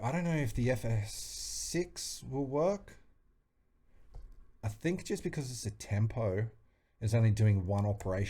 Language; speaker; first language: English; native; English